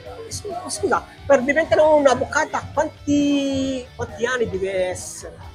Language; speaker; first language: Italian; non-native, learner; Filipino